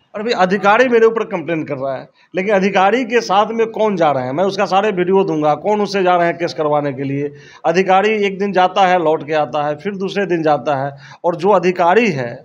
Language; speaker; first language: Hindi; native; Hindi